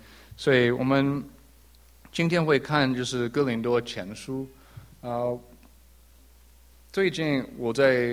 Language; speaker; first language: Chinese; early bilingual, heritage; English